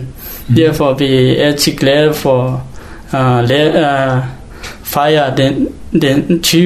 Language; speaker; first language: Danish; non-native, learner; Hakha Chin